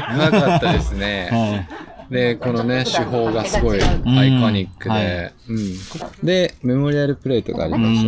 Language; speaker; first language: Japanese; native; Japanese